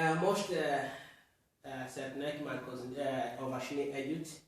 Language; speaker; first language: Hungarian; non-native, learner; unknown